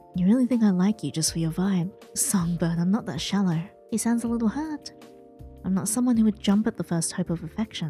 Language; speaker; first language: English; native; English